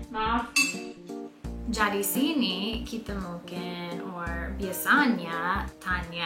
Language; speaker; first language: Indonesian; non-native, learner; English